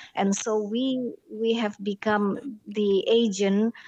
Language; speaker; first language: English; non-native, fluent; Indonesian